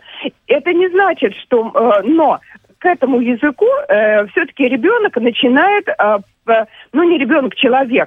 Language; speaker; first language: Russian; native; Russian